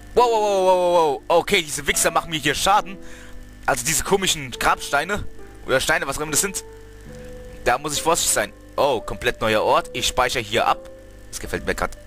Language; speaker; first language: German; native; German